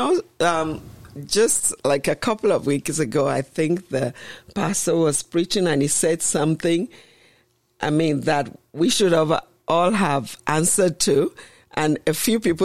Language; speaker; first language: English; non-native, local second language; Yoruba